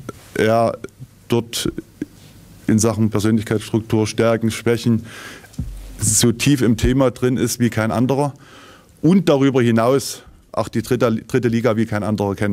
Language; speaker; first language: German; native; German